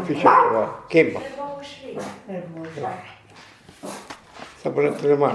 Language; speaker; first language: Italian; non-native, learner; Maltese